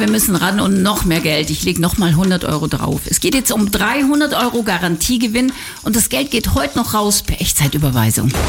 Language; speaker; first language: German; native; German